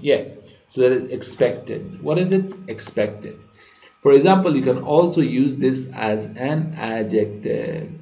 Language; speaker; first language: English; non-native, fluent; Persian